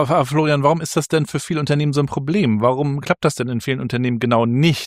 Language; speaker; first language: German; native; German